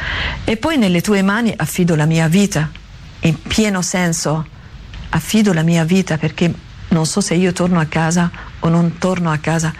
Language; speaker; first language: Italian; non-native, learner; Arabic